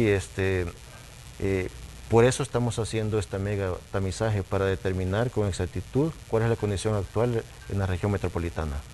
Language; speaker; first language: Spanish; native; Spanish